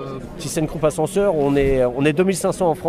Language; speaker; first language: French; native; French